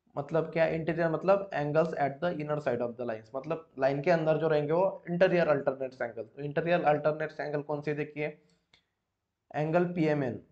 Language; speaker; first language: Hindi; non-native, local second language; Marathi